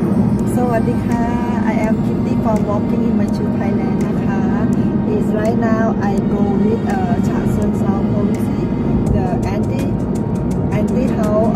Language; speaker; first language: English; non-native, learner; Thai